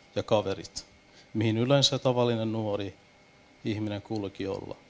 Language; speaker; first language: Finnish; non-native, fluent; Persian